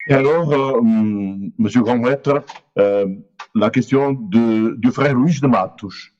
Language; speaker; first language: French; non-native, learner; Portuguese